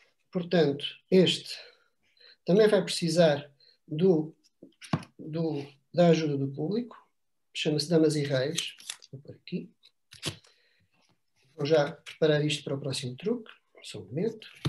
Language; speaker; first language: Portuguese; native; Portuguese